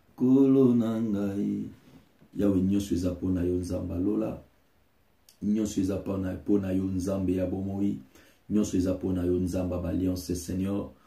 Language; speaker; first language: Lingala; native; Lingala